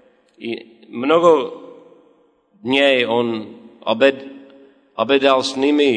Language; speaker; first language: Russian; non-native, learner; English